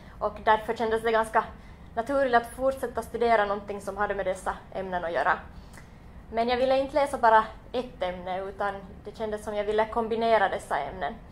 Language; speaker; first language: Swedish; native; Swedish